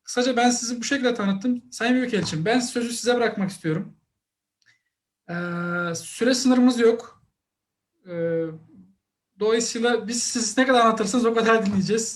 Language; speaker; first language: Turkish; native; Turkish